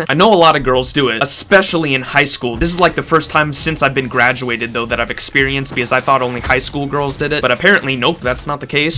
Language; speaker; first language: English; native; English